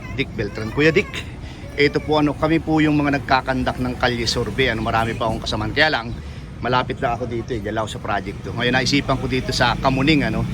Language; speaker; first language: Filipino; native; Filipino